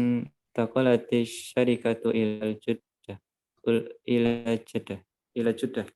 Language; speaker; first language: Arabic; non-native, learner; Indonesian